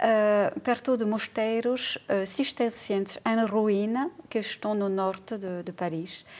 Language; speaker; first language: Portuguese; non-native, fluent; French